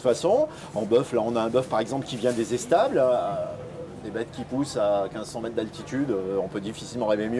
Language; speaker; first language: French; native; French